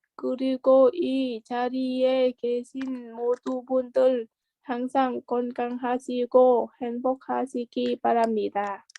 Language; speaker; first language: Korean; non-native, learner; Vietnamese